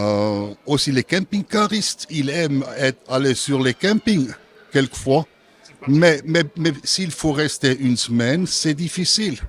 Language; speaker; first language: French; non-native, local second language; German